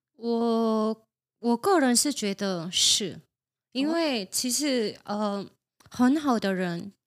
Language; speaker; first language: Chinese; non-native, fluent; Korean